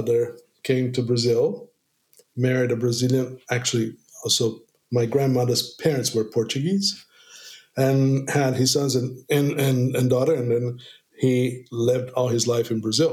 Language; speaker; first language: English; non-native, fluent; Portuguese